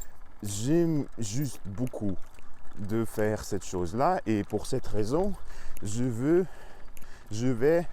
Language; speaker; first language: French; non-native, learner; Russian